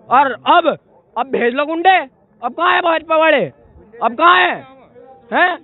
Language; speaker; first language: Hindi; native; Hindi